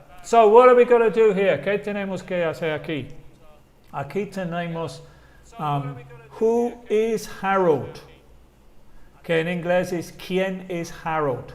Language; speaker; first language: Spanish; non-native, fluent; English